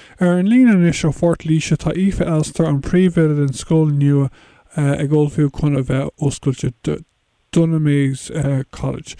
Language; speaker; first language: Irish; non-native, local second language; English